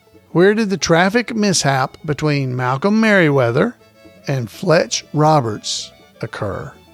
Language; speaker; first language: English; native; English